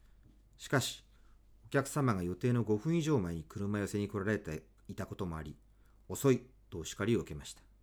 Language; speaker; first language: Japanese; native; Japanese